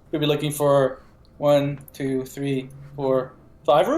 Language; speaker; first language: English; native; English